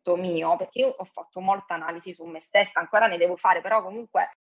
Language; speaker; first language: Italian; native; Italian